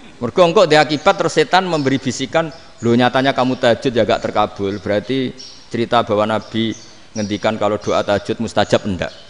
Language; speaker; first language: Indonesian; non-native, local second language; Javanese